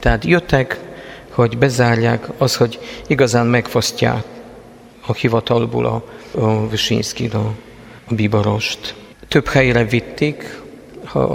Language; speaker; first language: Hungarian; non-native, fluent; Polish